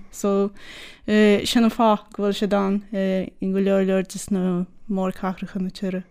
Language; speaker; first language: Irish; non-native, fluent; Portuguese